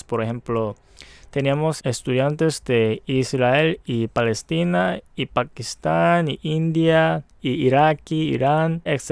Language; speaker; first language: Spanish; non-native, fluent; Japanese